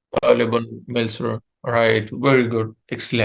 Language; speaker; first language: English; non-native, fluent; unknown